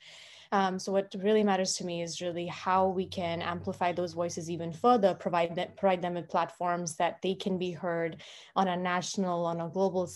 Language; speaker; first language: English; non-native, local second language; Hindi